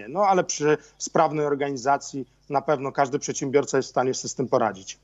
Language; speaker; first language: Polish; native; Polish